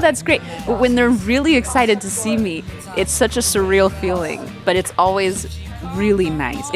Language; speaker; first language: English; native; English